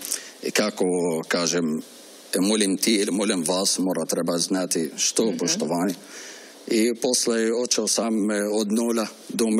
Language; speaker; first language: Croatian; non-native, learner; Arabic